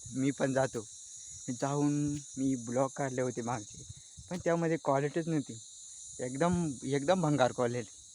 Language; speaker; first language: Marathi; non-native, local second language; Gondi